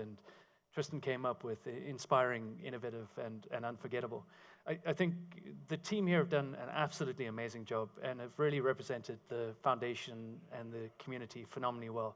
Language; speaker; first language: English; native; English